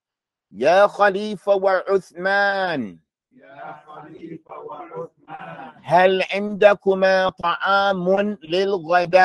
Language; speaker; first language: Arabic; non-native, fluent; English